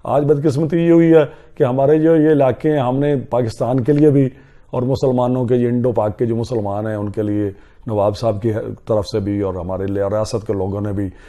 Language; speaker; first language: Urdu; non-native, local second language; Punjabi